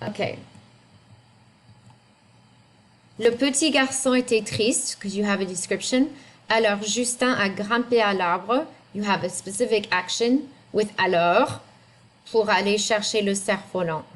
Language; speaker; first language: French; non-native, fluent; English